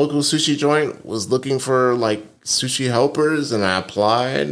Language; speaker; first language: English; native; English